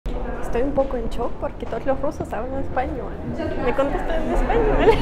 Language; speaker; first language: Spanish; non-native, fluent; Russian